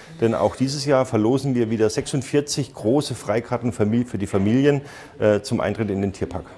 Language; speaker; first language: German; native; German